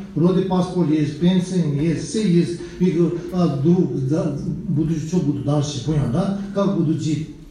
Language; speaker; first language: Russian; non-native, learner; Tibetan